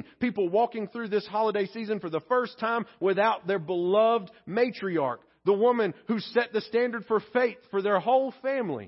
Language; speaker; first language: English; native; English